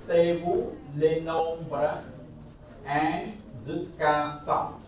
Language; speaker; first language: French; non-native, fluent; Khmer